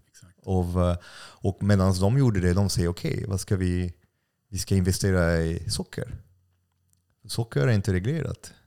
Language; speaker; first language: Swedish; non-native, fluent; French